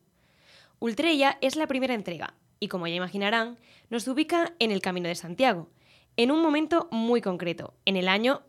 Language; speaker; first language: Spanish; native; Spanish